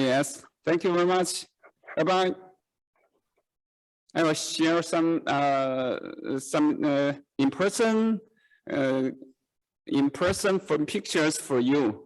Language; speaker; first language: English; non-native, learner; Chinese